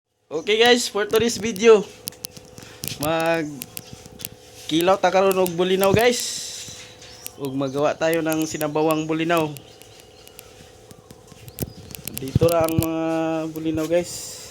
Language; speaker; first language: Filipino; non-native, local second language; Cebuano